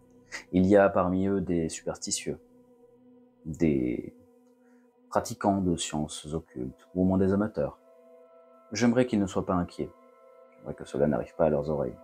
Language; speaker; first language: French; native; French